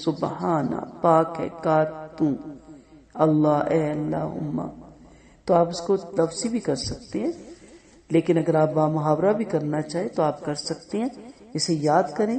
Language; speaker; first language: Urdu; native; Urdu